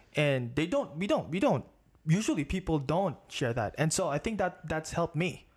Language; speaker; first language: English; non-native, local second language; Filipino